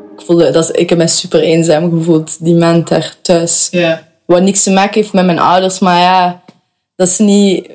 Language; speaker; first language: Dutch; native; Dutch